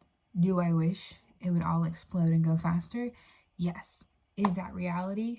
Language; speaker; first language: English; native; English